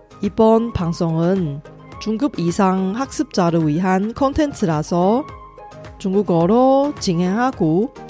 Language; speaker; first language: Korean; non-native, fluent; Chinese